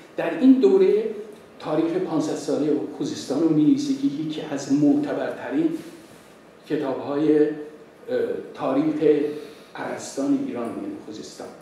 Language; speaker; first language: Persian; non-native, local second language; Azerbaijani